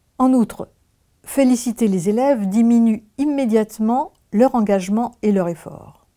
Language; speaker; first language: French; native; French